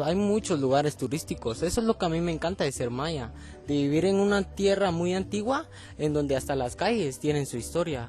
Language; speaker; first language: Spanish; native; Spanish